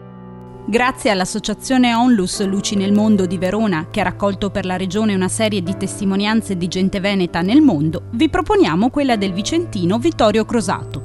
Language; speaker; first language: Italian; native; Italian